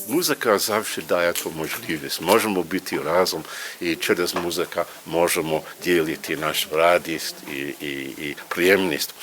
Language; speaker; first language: Polish; non-native, learner; English